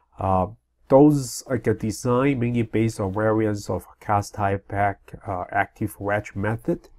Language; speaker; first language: English; non-native, fluent; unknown